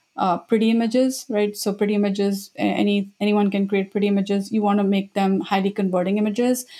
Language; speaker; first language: English; non-native, local second language; Hindi